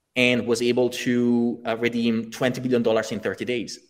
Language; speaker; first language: English; non-native, fluent; Italian